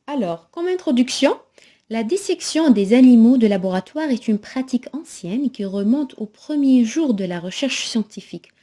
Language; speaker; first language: French; non-native, local second language; Arabic